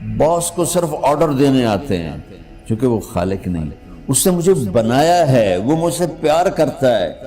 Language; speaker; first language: Urdu; non-native, local second language; Punjabi